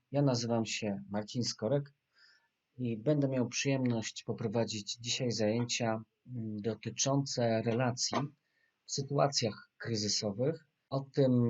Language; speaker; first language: Polish; native; Polish